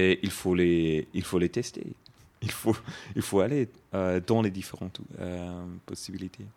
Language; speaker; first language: French; non-native, fluent; German